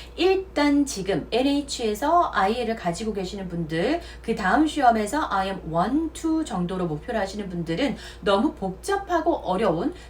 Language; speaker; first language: Korean; native; Korean